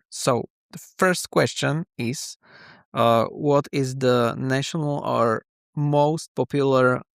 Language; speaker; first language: English; non-native, learner; Slovak